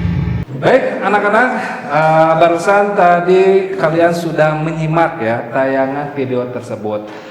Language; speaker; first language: Indonesian; native; Indonesian